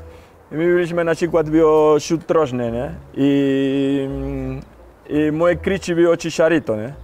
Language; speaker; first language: Polish; non-native, learner; Spanish